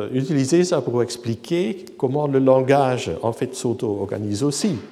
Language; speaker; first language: French; non-native, fluent; Dutch